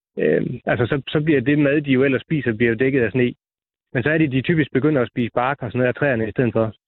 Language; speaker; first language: Danish; native; Danish